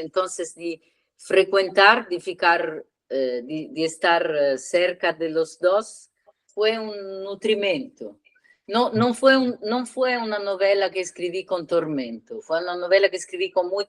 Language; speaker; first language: Spanish; non-native, learner; Italian